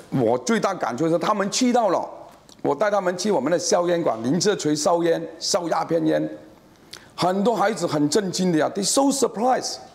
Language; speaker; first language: Chinese; native; Chinese